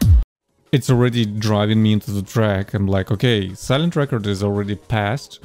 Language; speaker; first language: English; non-native, fluent; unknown